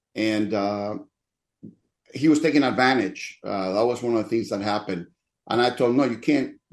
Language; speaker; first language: English; non-native, fluent; Spanish